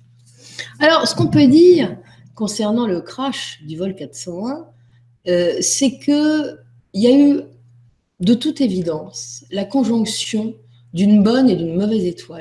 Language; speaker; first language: French; native; French